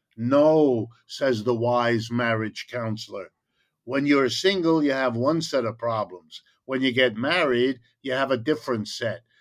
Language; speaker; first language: English; native; English